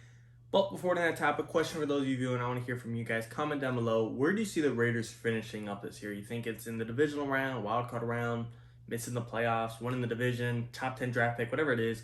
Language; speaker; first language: English; native; English